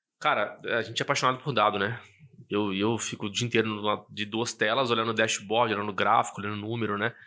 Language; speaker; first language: Portuguese; native; Portuguese